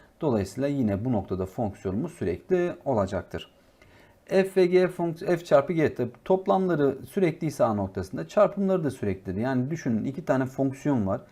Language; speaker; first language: Turkish; native; Turkish